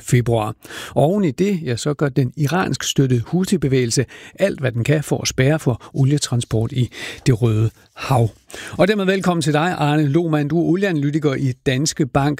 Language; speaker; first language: Danish; native; Danish